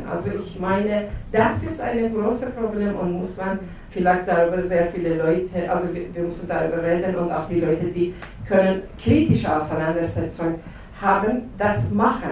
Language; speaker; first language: German; non-native, fluent; Persian